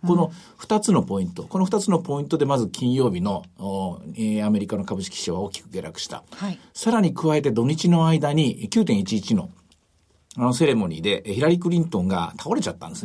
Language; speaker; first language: Japanese; native; Japanese